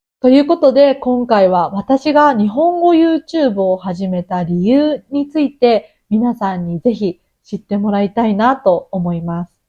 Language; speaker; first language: Japanese; native; Japanese